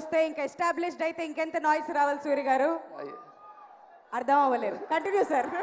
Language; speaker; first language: Telugu; native; Telugu